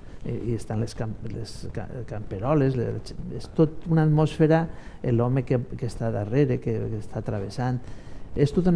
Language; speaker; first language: Catalan; native; Catalan